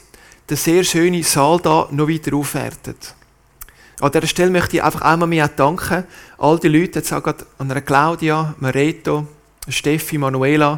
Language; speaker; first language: German; native; German